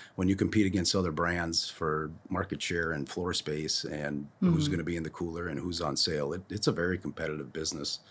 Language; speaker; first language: English; native; English